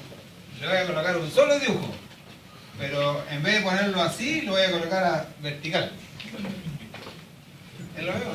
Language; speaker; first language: Spanish; native; Spanish